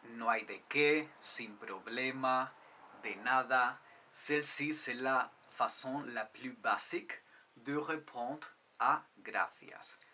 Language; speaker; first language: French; non-native, fluent; Spanish